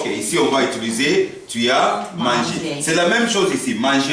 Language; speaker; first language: French; non-native, fluent; Korean